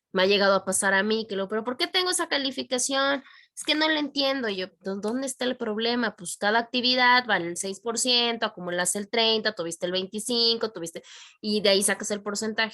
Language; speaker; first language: Spanish; native; Spanish